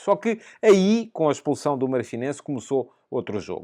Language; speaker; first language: Portuguese; native; Portuguese